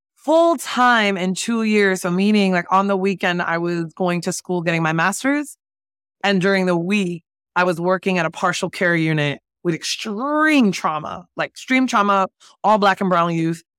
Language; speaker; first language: English; native; English